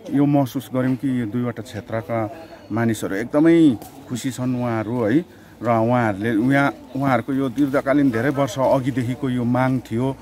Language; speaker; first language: Nepali; native; Nepali